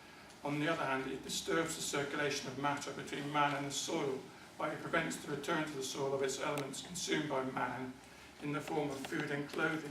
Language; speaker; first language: English; native; English